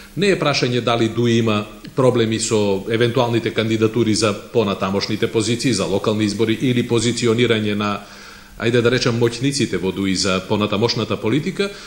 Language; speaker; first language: Macedonian; native; Macedonian